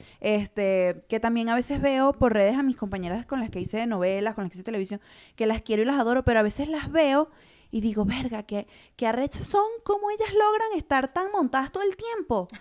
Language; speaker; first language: Spanish; native; Spanish